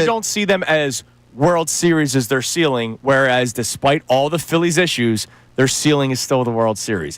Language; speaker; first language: English; native; English